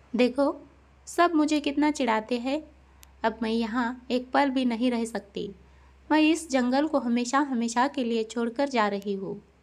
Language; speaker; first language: Hindi; non-native, local second language; Marathi